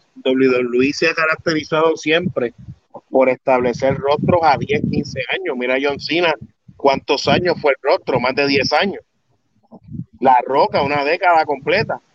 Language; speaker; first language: Spanish; early bilingual, heritage; Spanish